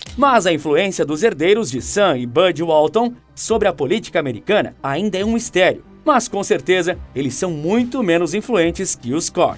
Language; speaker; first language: Portuguese; native; Portuguese